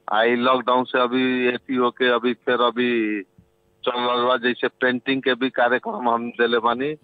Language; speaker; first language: Bhojpuri; native; Bhojpuri